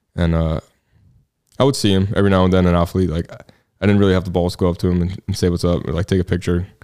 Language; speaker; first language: English; native; English